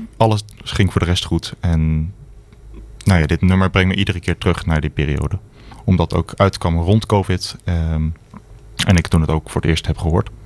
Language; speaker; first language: Dutch; native; Dutch